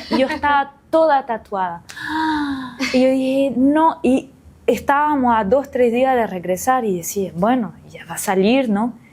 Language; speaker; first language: Spanish; non-native, fluent; French